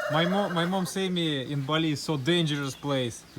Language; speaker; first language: English; non-native, learner; Russian